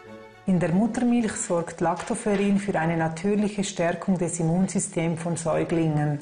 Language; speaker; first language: German; native; German